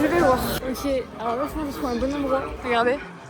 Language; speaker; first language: French; native; French